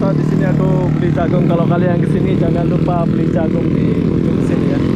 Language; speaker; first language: Indonesian; native; Indonesian